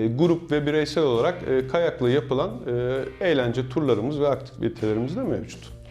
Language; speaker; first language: Turkish; native; Turkish